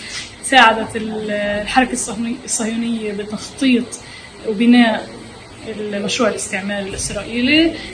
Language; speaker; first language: Arabic; native; Arabic